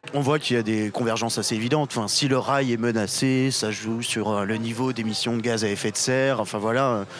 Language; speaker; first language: French; native; French